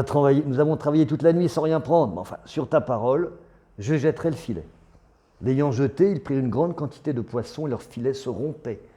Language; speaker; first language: French; native; French